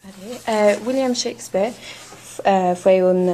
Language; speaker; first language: Spanish; non-native, learner; English